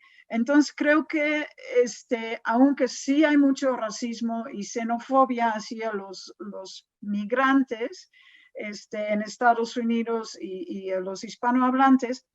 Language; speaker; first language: Spanish; non-native, fluent; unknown